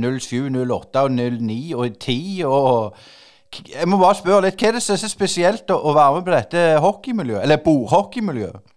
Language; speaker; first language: Norwegian; native; Norwegian